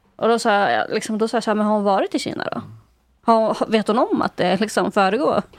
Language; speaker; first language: Swedish; early bilingual, other home language; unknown